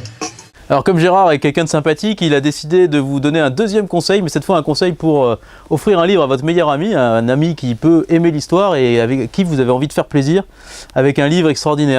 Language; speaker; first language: French; native; French